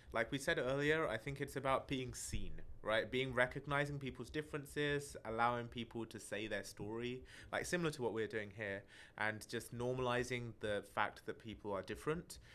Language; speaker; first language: English; early bilingual, other home language; Malayalam